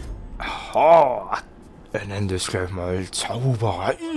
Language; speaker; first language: German; native; German